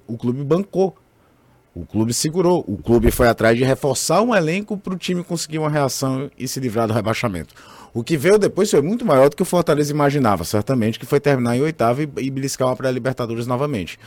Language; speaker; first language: Portuguese; native; Portuguese